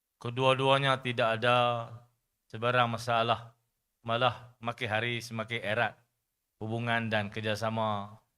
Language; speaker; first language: Malay; native; Malay